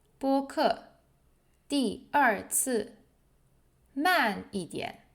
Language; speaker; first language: Chinese; non-native, fluent; Polish